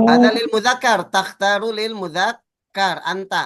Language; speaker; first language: Arabic; non-native, fluent; Indonesian